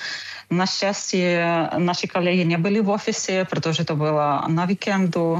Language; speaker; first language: Czech; non-native, fluent; Ukrainian